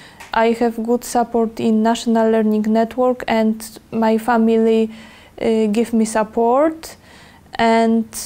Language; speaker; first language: English; non-native, learner; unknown